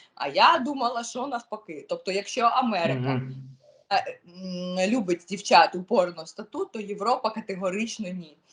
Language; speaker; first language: Ukrainian; non-native, local second language; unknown